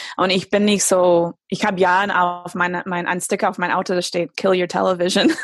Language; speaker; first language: German; non-native, fluent; English